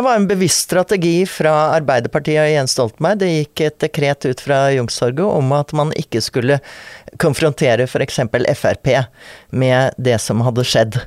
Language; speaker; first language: Norwegian; native; Norwegian